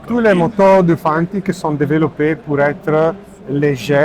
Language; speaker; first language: French; non-native, learner; Italian